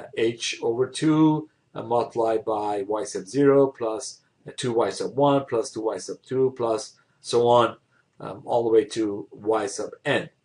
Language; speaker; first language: English; non-native, fluent; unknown